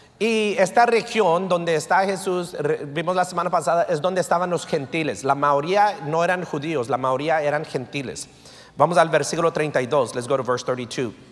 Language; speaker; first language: Spanish; early bilingual, heritage; Spanish